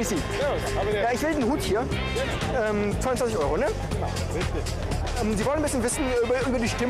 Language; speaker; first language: German; non-native, learner; Portuguese